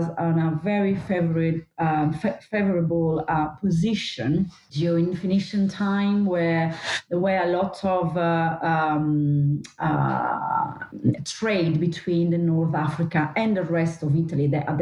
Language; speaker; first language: English; non-native, fluent; Italian